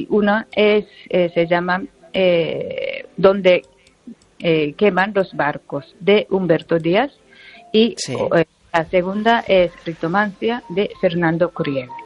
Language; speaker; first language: Spanish; non-native, learner; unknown